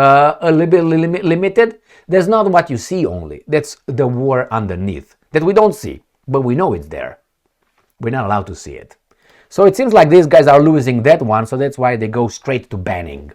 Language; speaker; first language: English; non-native, fluent; Romanian